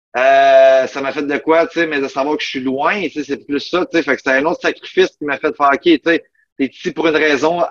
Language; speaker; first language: French; native; French